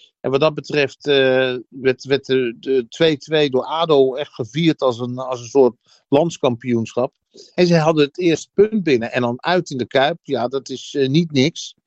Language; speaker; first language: Dutch; native; Dutch